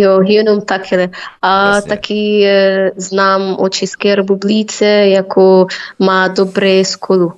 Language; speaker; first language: Czech; non-native, learner; Arabic